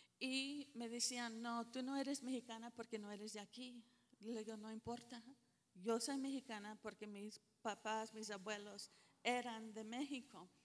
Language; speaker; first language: Spanish; early bilingual, heritage; Spanish